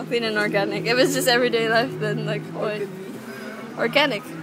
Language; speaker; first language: English; native; English